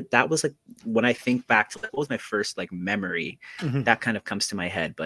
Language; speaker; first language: English; native; English